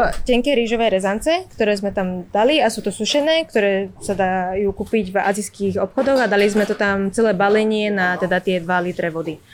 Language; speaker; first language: Slovak; early bilingual, other home language; Vietnamese